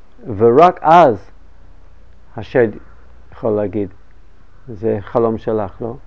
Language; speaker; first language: Hebrew; non-native, fluent; English